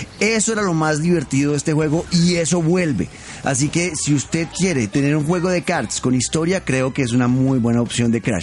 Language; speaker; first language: Spanish; native; Spanish